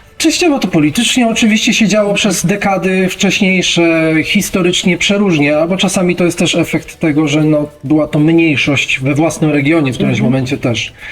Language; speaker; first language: Polish; native; Polish